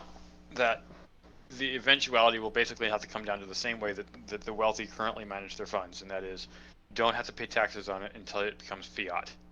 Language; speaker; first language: English; native; English